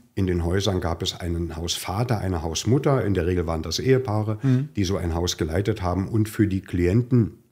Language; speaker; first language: German; native; German